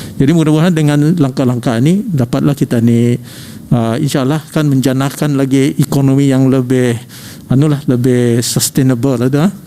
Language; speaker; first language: Malay; native; Malay